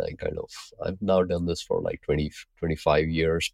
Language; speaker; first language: English; non-native, local second language; Hindi